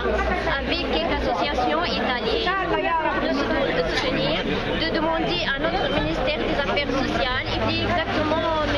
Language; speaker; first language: French; non-native, local second language; Arabic